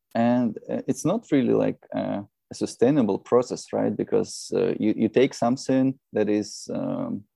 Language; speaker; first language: English; non-native, fluent; Russian